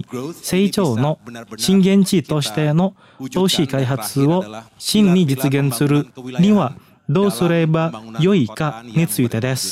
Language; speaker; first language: Japanese; non-native, fluent; Indonesian